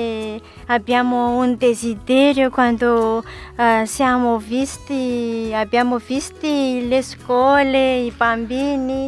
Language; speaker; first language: Italian; non-native, learner; Malagasy